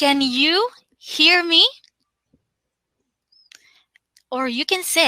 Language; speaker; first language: English; non-native, local second language; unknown